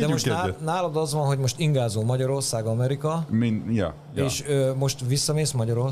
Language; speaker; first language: Hungarian; native; Hungarian